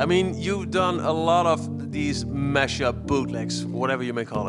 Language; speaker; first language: English; non-native, fluent; Dutch